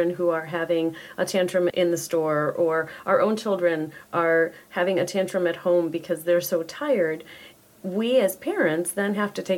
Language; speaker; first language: English; native; English